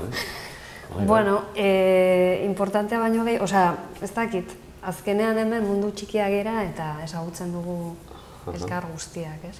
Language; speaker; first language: Basque; non-native, local second language; Spanish